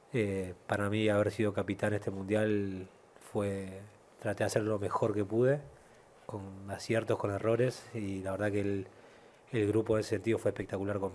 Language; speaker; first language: Spanish; native; Spanish